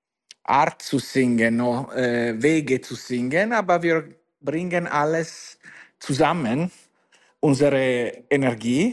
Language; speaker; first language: German; non-native, learner; Italian